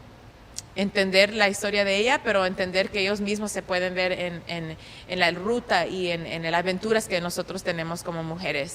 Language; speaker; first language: Spanish; early bilingual, heritage; Spanish